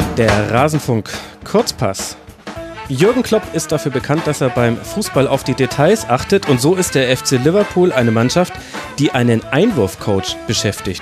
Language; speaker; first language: German; native; German